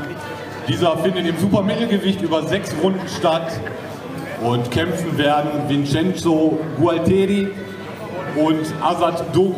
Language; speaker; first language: German; native; German